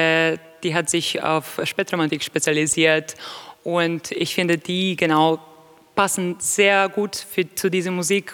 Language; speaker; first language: German; non-native, fluent; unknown